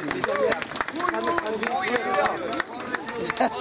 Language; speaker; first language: Norwegian; non-native, learner; Amharic